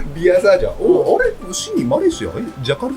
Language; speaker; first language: Indonesian; non-native, learner; Japanese